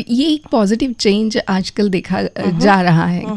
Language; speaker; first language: Hindi; non-native, local second language; Marathi